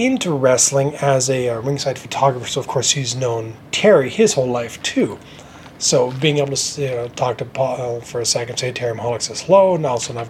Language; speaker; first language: English; native; English